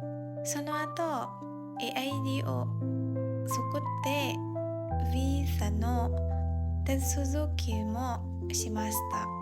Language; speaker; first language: Japanese; non-native, learner; Indonesian